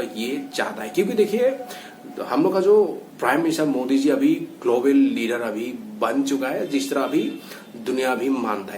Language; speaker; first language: Hindi; non-native, local second language; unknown